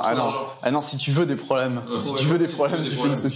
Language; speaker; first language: French; native; French